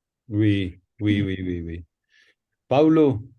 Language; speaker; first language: French; non-native, fluent; Spanish